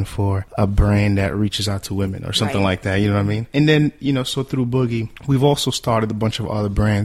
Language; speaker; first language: English; early bilingual, other home language; Haitian Creole